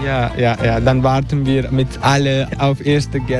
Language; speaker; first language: German; non-native, learner; Turkish